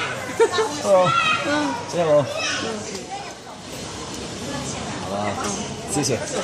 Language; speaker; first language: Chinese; non-native, learner; English